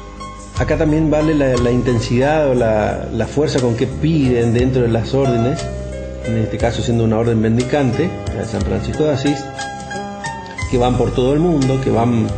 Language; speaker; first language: Spanish; native; Spanish